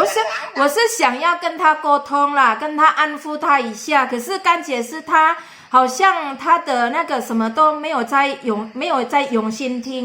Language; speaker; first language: Chinese; non-native, fluent; Indonesian